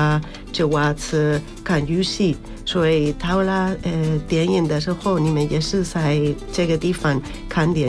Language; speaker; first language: Chinese; non-native, learner; Spanish